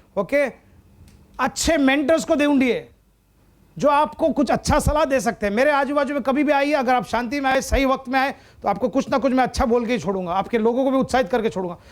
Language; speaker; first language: Hindi; non-native, local second language; Malayalam